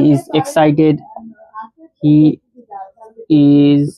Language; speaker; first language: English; non-native, learner; Bangla